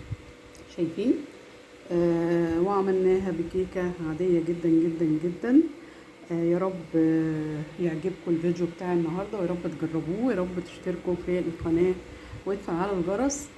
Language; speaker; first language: Arabic; native; Arabic